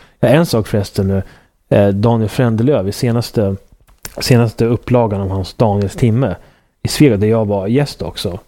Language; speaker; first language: Swedish; native; Swedish